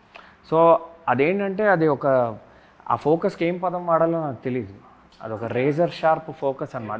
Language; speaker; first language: Telugu; native; Telugu